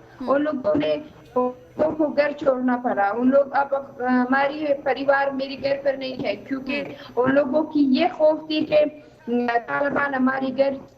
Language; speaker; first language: Hindi; non-native, fluent; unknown